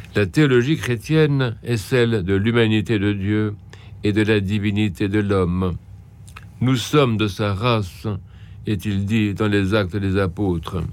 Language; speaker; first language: French; native; French